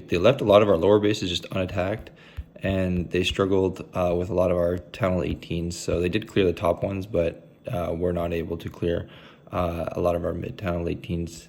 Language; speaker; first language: English; native; English